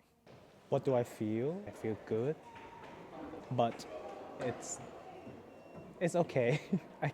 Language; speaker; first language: English; non-native, fluent; Thai